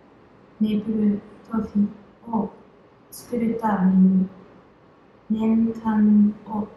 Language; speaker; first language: Japanese; non-native, learner; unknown